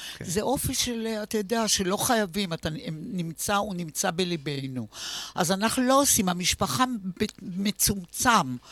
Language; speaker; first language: Hebrew; native; Hebrew